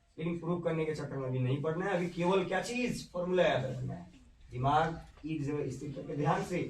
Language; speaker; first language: Hindi; native; Hindi